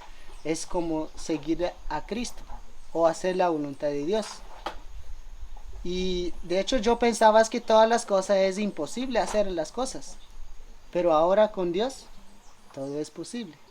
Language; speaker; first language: Spanish; non-native, local second language; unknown